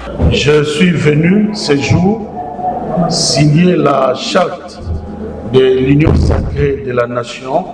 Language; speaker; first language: French; non-native, local second language; Lingala